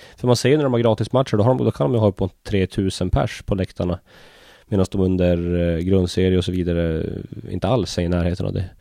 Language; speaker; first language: Swedish; native; Swedish